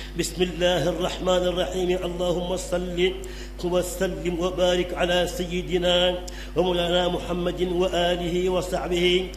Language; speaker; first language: Arabic; non-native, fluent; Wolof